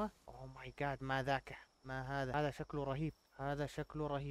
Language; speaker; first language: Arabic; native; Arabic